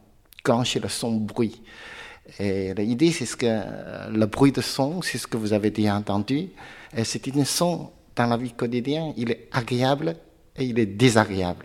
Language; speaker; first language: French; non-native, learner; Chinese